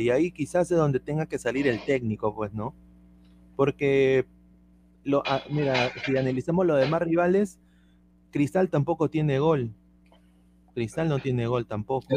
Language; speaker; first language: Spanish; native; Spanish